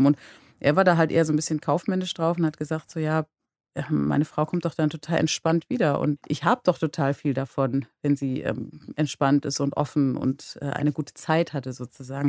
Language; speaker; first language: German; native; German